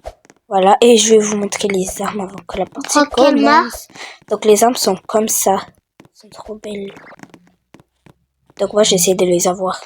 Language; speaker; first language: French; native; French